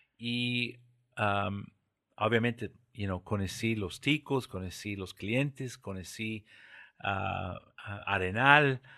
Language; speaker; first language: Spanish; non-native, fluent; English